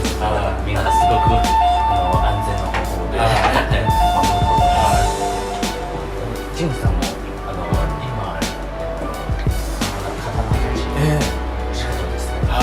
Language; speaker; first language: Japanese; non-native, learner; Chinese